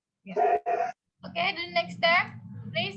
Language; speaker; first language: English; non-native, fluent; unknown